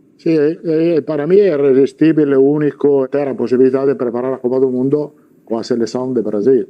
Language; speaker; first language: Portuguese; non-native, learner; Italian